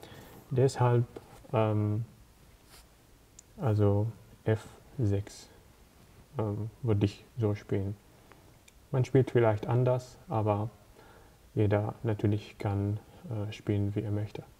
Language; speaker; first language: German; non-native, learner; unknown